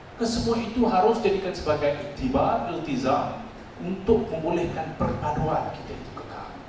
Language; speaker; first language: Malay; non-native, local second language; Tamil